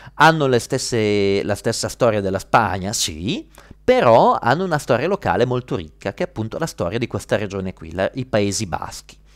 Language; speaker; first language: Italian; native; Italian